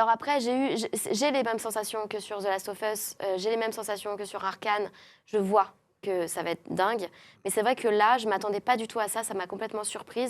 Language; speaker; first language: French; native; French